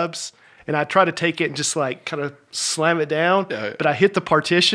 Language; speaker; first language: English; native; English